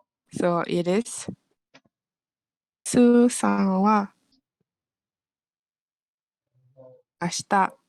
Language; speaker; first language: Japanese; non-native, learner; Malay